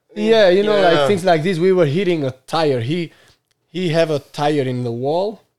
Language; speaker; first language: English; non-native, fluent; Albanian